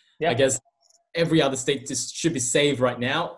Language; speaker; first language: English; non-native, local second language; Cantonese